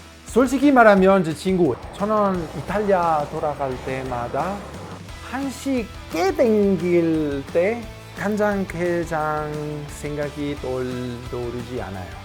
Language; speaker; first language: Korean; non-native, learner; Italian